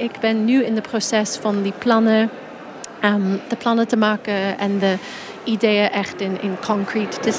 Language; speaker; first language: Dutch; non-native, fluent; English